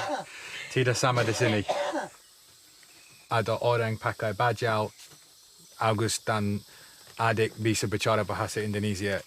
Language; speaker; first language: Indonesian; non-native, learner; English